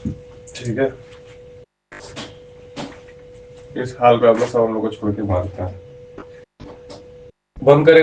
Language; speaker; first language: Hindi; native; Hindi